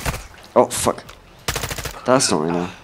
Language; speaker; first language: German; native; German